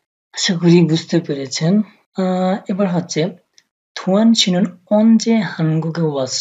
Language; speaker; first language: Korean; non-native, fluent; Bangla